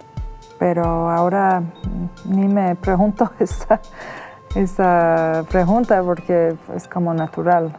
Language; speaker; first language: Spanish; non-native, fluent; Persian